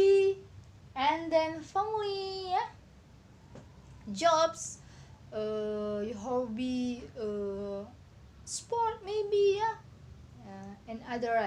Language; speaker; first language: English; non-native, learner; Indonesian